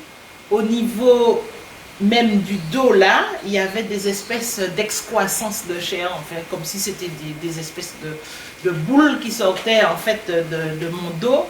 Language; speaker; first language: French; native; French